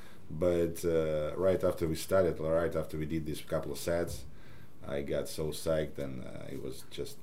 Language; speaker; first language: English; non-native, fluent; Ukrainian